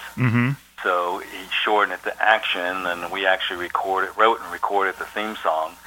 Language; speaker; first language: English; native; English